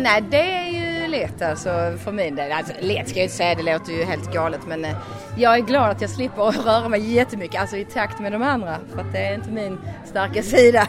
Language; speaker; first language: Swedish; native; Swedish